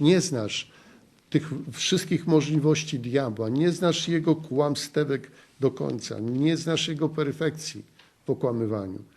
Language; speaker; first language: Polish; native; Polish